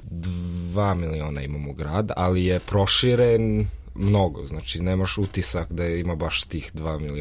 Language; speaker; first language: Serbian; early bilingual, heritage; Serbian